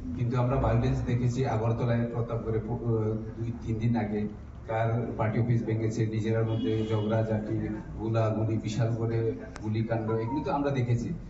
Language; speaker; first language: Bangla; non-native, local second language; Kok Borok